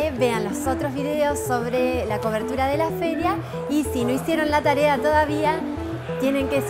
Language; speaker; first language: Spanish; native; Spanish